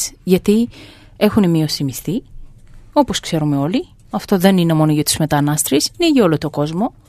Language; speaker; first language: Greek; non-native, fluent; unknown